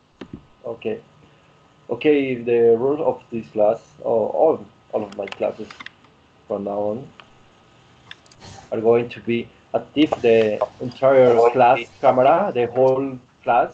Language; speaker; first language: English; non-native, learner; Spanish